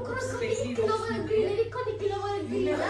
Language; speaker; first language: Norwegian; non-native, learner; Somali